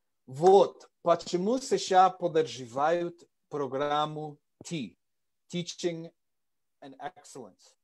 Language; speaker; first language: Russian; non-native, learner; English